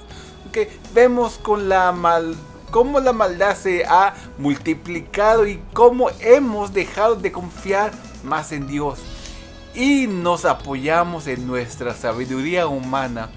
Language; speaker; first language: Spanish; early bilingual, heritage; Spanish